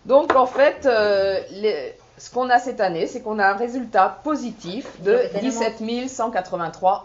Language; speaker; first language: French; native; French